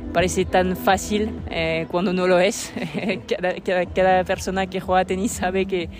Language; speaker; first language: Spanish; non-native, fluent; French